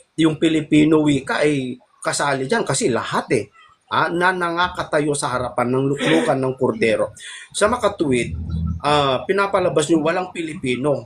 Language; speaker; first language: Filipino; non-native, local second language; Iloko